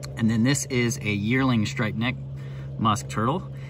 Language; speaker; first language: English; native; English